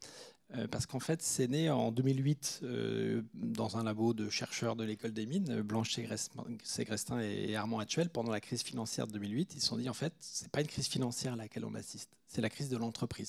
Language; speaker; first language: French; native; French